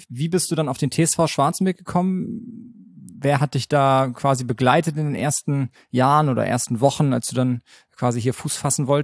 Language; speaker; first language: German; native; German